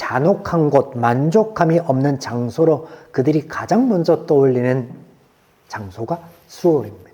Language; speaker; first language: Korean; native; Korean